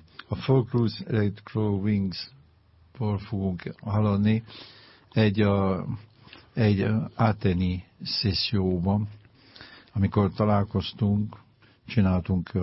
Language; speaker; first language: Hungarian; non-native, fluent; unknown